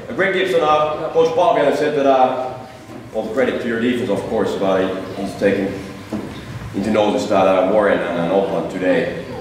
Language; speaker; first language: English; non-native, fluent; Finnish